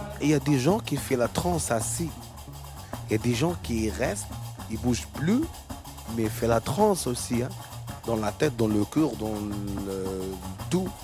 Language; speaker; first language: French; non-native, learner; Arabic